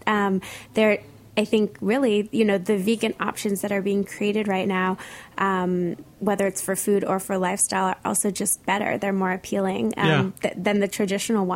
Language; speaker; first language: English; native; English